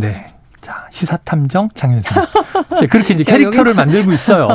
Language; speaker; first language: Korean; native; Korean